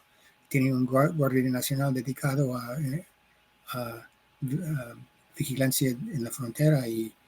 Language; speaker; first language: Spanish; non-native, fluent; English